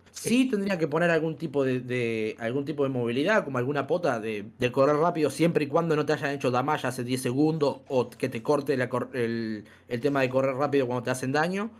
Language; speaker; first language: Spanish; native; Spanish